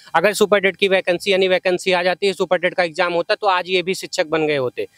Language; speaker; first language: Hindi; native; Hindi